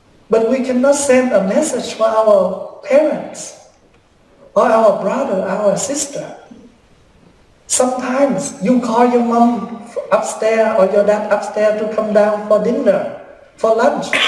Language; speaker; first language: English; early bilingual, other home language; Vietnamese